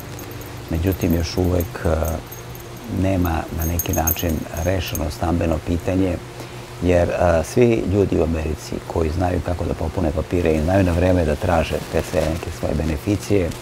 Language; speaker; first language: Croatian; native; Croatian